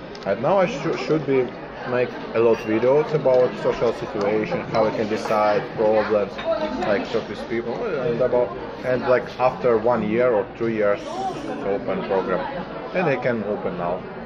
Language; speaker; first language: English; non-native, learner; Russian